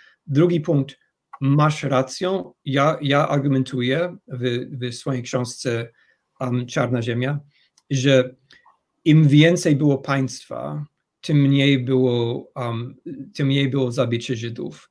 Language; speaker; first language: Polish; non-native, fluent; English